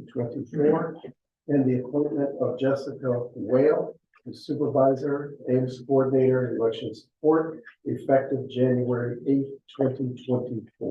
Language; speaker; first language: English; native; English